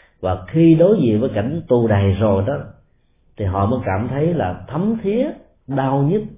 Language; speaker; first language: Vietnamese; native; Vietnamese